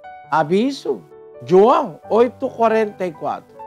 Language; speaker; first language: Portuguese; non-native, fluent; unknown